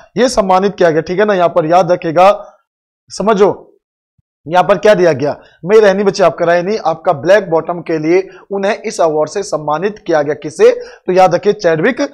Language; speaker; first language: Hindi; native; Hindi